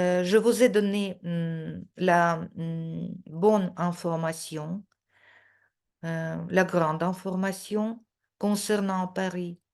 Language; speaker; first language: French; non-native, fluent; Russian